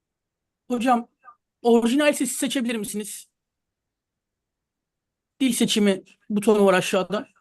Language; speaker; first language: Turkish; native; Turkish